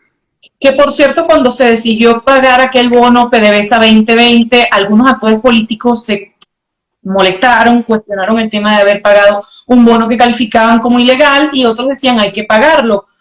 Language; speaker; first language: Spanish; native; Spanish